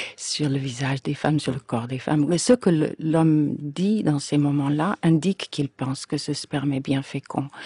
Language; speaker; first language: French; non-native, fluent; English